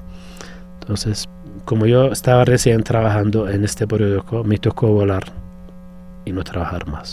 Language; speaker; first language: Spanish; non-native, fluent; Arabic